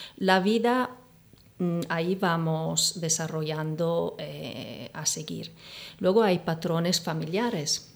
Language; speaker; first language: Spanish; non-native, fluent; Italian